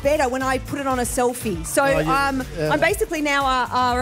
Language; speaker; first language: English; native; English